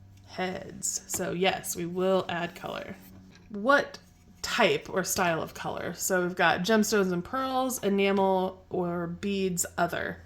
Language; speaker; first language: English; native; English